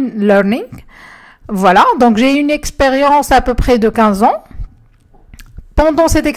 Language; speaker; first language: French; non-native, local second language; Arabic